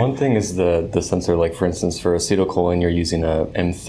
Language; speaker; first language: English; native; English